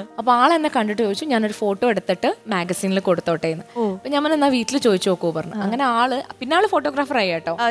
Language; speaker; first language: Malayalam; native; Malayalam